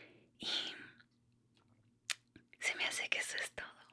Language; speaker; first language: Spanish; early bilingual, heritage; Spanish